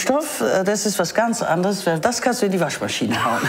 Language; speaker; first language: German; native; German